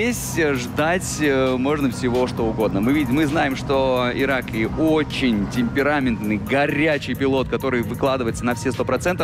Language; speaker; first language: Russian; native; Russian